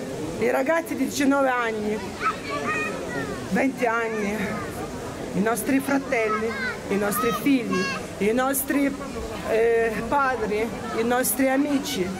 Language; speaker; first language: Italian; non-native, fluent; Ukrainian